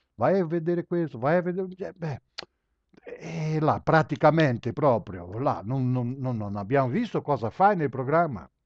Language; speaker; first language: Italian; early bilingual, heritage; Italian